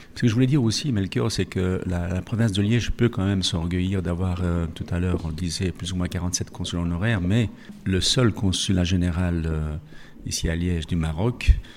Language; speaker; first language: French; early bilingual, other home language; Italian